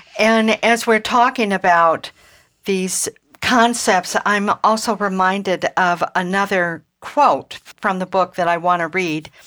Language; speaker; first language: English; native; English